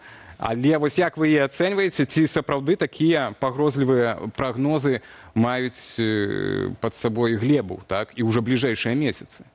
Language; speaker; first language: Belarusian; native; Belarusian